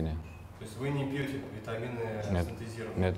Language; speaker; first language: Russian; native; Russian